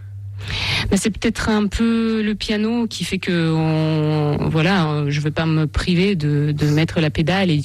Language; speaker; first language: French; non-native, fluent; Russian